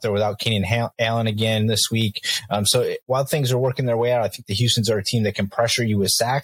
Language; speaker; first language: English; native; English